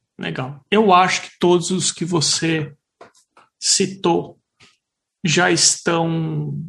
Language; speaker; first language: Portuguese; native; Portuguese